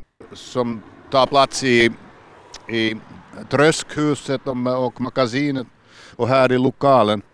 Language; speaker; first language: Swedish; non-native, local second language; Finnish